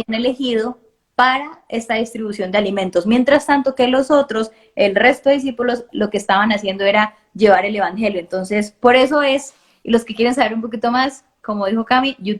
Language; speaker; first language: Spanish; native; Spanish